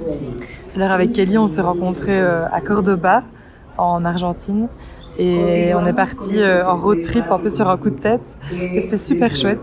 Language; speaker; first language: French; native; French